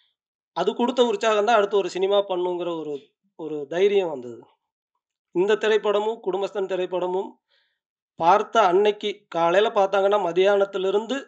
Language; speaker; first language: Tamil; native; Tamil